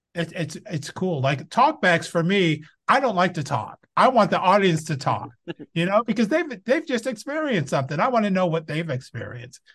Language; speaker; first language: English; native; English